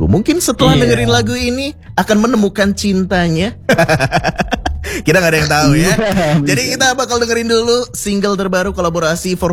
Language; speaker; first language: Indonesian; native; Indonesian